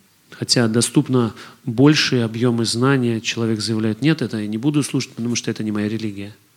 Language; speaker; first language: Russian; native; Russian